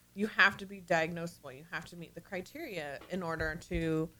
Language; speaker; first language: English; native; English